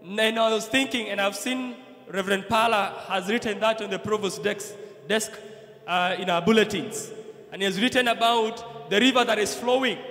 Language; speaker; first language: English; non-native, local second language; Swahili